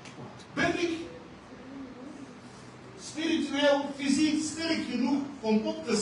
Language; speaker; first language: Dutch; non-native, fluent; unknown